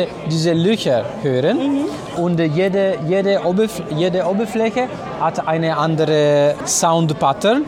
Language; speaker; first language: German; non-native, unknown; Italian